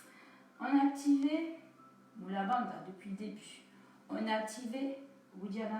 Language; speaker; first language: French; native; French